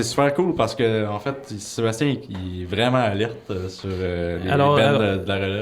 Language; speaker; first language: French; native; French